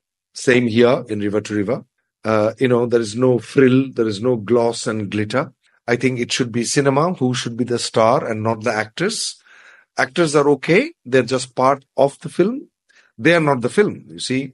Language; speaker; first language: English; non-native, local second language; Assamese